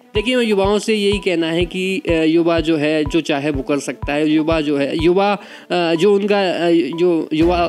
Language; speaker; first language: Hindi; native; Hindi